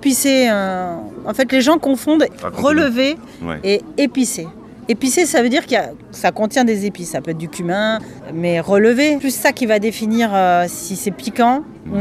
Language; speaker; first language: French; early bilingual, other home language; Spanish